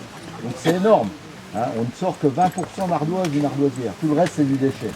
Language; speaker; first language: French; native; French